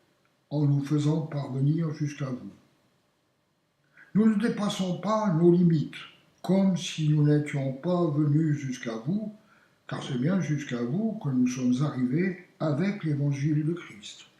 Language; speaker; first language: French; native; French